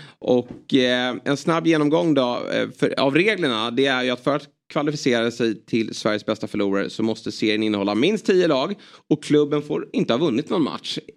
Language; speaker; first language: Swedish; native; Swedish